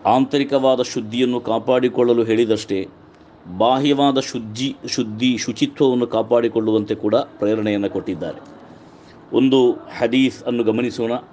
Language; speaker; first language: Kannada; non-native, local second language; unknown